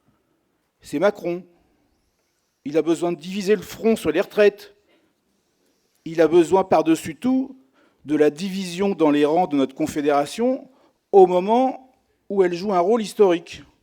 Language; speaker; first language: French; native; French